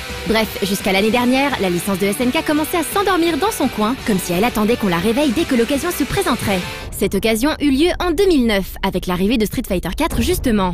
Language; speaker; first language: French; native; French